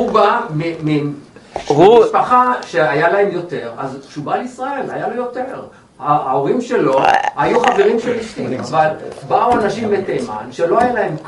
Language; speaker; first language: Hebrew; non-native, fluent; English